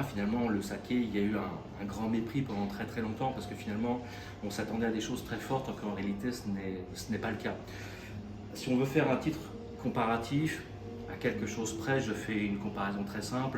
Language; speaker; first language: French; native; French